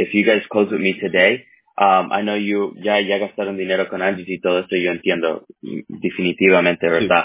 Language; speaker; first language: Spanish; early bilingual, heritage; Spanish